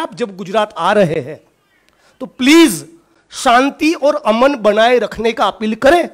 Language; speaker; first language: Hindi; non-native, local second language; Gujarati